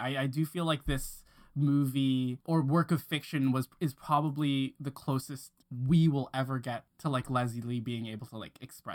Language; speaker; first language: English; non-native, local second language; Cantonese